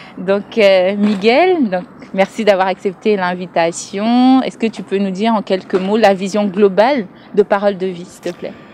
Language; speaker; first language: French; native; French